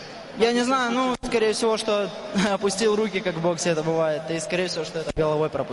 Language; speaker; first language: Russian; native; Russian